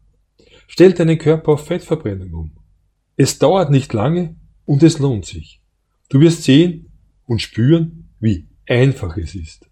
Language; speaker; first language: German; native; German